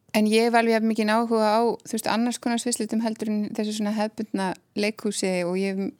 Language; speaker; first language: Icelandic; native; Icelandic